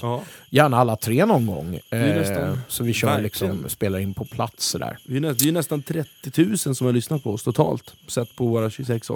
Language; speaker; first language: Swedish; native; Swedish